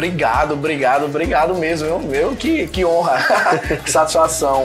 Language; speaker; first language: Portuguese; native; Portuguese